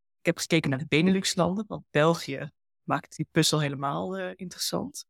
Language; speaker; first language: Dutch; early bilingual, heritage; Dutch